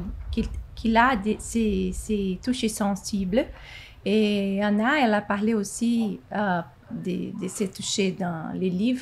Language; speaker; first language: French; non-native, fluent; Portuguese